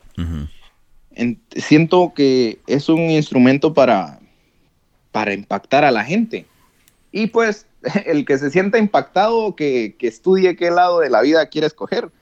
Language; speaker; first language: Spanish; native; Spanish